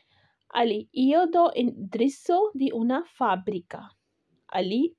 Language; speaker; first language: Italian; non-native, learner; Urdu